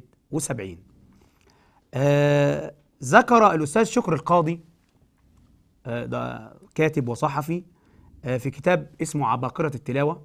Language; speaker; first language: Arabic; native; Arabic